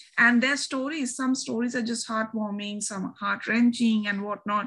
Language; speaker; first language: English; non-native, local second language; Bangla